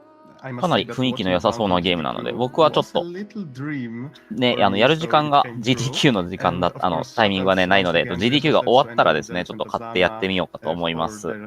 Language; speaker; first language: Japanese; native; Japanese